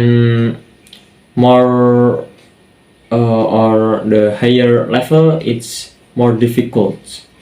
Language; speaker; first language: English; non-native, learner; Indonesian